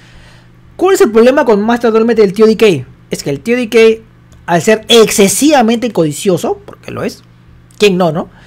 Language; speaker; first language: Spanish; native; Spanish